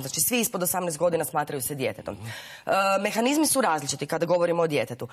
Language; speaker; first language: Croatian; native; Croatian